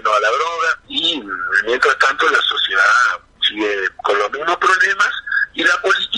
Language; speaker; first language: Spanish; native; Spanish